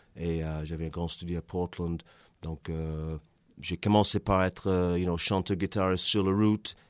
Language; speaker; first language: French; non-native, fluent; English